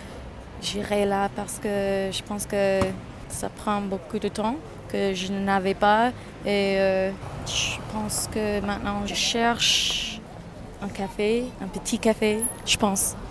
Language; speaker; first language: French; non-native, learner; English